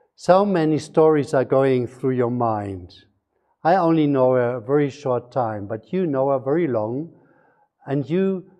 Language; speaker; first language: English; non-native, fluent; German